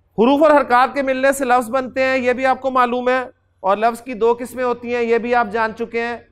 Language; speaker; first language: Urdu; native; Urdu